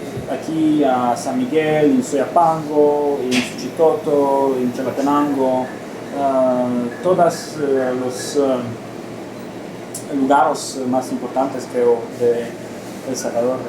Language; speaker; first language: Spanish; non-native, learner; Romanian